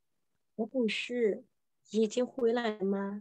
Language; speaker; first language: Chinese; non-native, learner; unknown